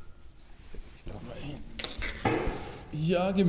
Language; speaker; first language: German; native; German